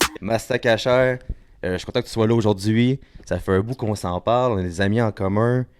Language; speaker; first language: French; native; French